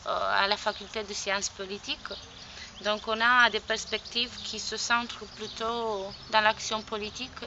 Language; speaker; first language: French; non-native, fluent; Romanian